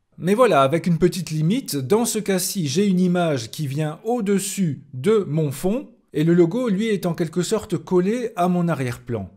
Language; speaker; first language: French; native; French